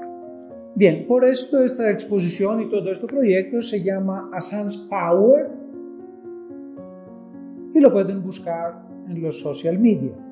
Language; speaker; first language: Spanish; non-native, fluent; Greek